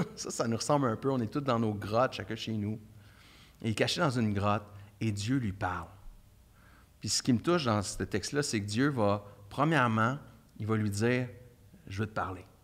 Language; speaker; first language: French; native; French